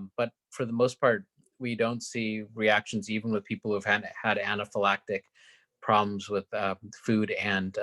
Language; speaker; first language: English; native; English